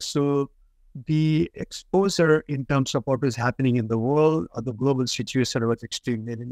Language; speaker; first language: English; non-native, local second language; Nepali